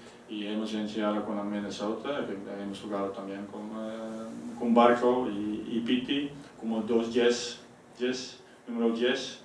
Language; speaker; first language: Spanish; non-native, fluent; Dutch